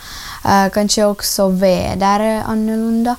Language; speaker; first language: Swedish; early bilingual, other home language; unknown